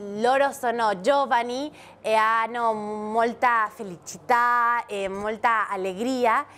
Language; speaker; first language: Italian; non-native, learner; Spanish